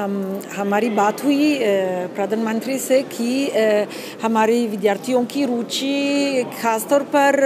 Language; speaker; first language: Hindi; non-native, fluent; Italian